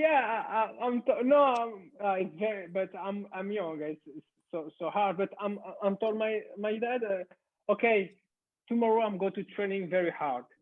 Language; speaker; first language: English; non-native, learner; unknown